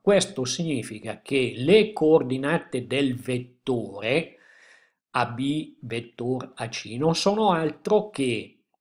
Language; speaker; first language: Italian; native; Italian